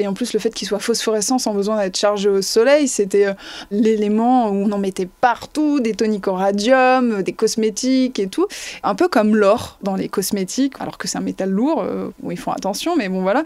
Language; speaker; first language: French; native; French